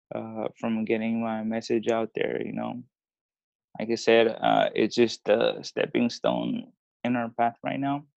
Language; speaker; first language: English; early bilingual, other home language; Spanish